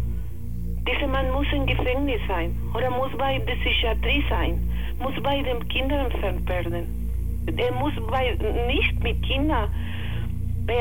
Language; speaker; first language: German; non-native, learner; Spanish